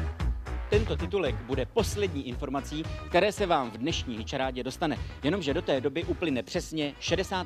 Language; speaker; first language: Czech; native; Czech